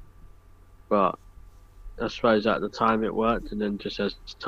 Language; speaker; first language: English; native; English